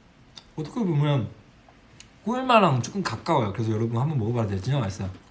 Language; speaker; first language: Korean; non-native, fluent; Chinese